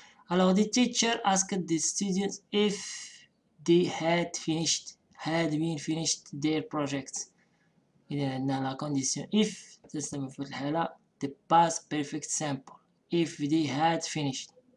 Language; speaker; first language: English; non-native, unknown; Arabic